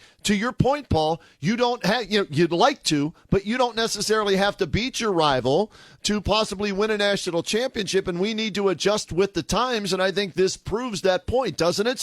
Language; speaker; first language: English; native; English